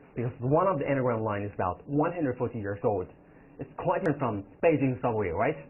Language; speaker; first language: English; non-native, fluent; Chinese